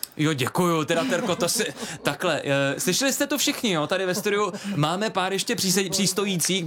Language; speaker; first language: Czech; native; Czech